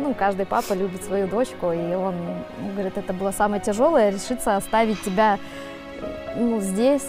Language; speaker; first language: Russian; native; Russian